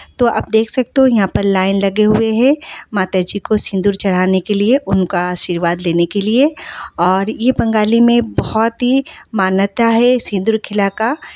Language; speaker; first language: Hindi; non-native, local second language; Bangla